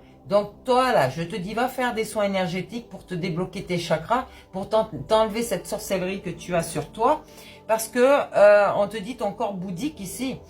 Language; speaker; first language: French; native; French